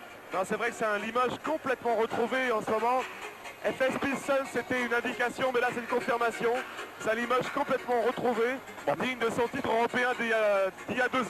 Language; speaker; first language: French; native; French